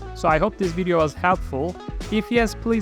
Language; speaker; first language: English; non-native, fluent; Turkish